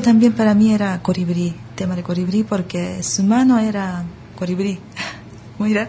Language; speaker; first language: Spanish; early bilingual, other home language; Japanese